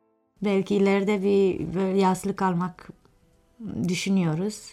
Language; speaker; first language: Turkish; non-native, fluent; Romanian